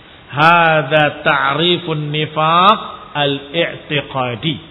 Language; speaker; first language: Arabic; non-native, fluent; Indonesian